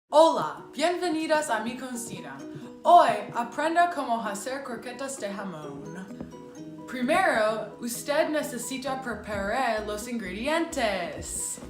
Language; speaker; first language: Spanish; non-native, learner; English